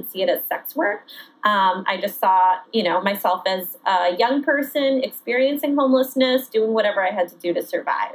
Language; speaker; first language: English; native; English